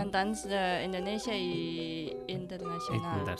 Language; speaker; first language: Catalan; non-native, learner; Indonesian